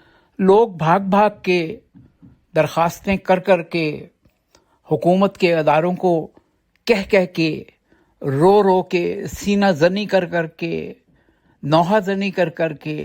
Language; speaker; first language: Urdu; native; Urdu